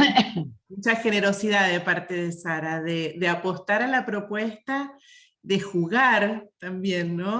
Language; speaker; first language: Spanish; native; Spanish